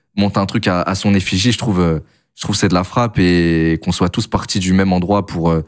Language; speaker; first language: French; native; French